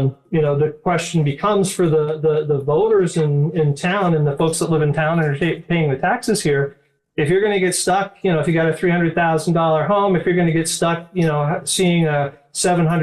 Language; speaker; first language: English; native; English